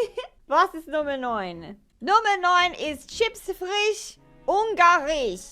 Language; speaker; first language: German; non-native, learner; English